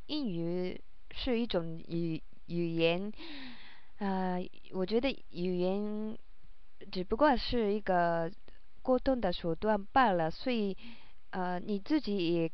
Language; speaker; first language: Chinese; non-native, learner; Japanese